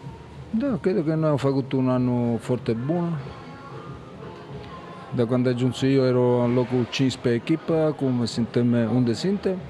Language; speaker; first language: Romanian; non-native, learner; Italian